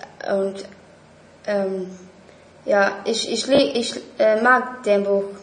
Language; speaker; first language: German; non-native, learner; English